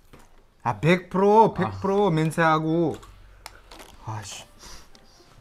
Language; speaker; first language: Korean; non-native, learner; Russian